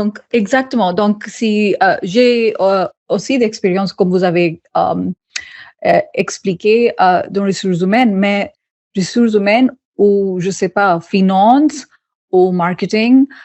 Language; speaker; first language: French; non-native, fluent; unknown